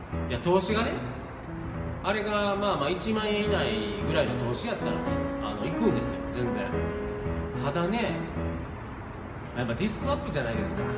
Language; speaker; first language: Japanese; native; Japanese